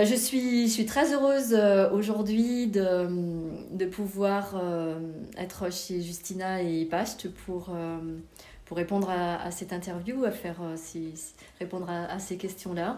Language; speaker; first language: French; native; French